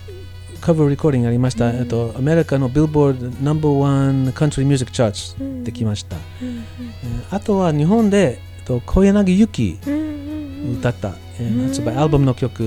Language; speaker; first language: Japanese; non-native, learner; English